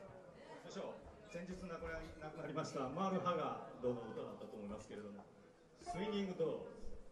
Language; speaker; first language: Japanese; native; Japanese